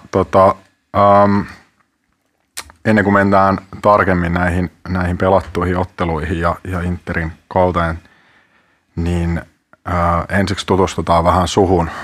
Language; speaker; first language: Finnish; native; Finnish